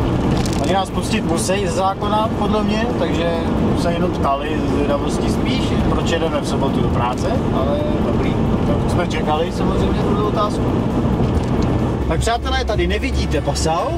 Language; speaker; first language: Czech; native; Czech